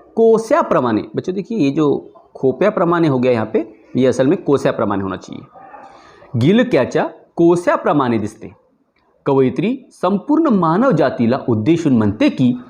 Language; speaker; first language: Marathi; non-native, local second language; Urdu